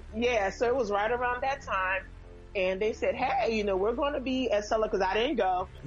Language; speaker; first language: English; early bilingual, other home language; Haitian Creole